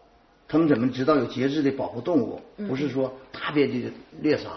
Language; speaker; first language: Chinese; native; Chinese